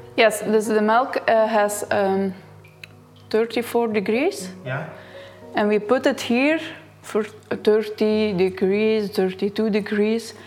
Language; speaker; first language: English; non-native, learner; Dutch